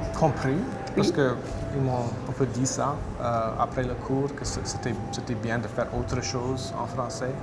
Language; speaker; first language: French; non-native, local second language; English